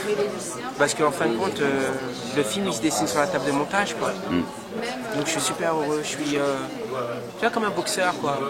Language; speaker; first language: French; native; French